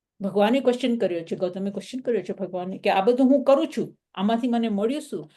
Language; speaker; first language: Gujarati; early bilingual, heritage; Gujarati